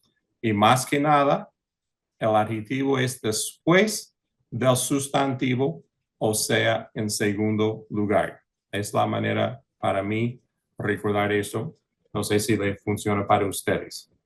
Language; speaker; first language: Spanish; early bilingual, heritage; English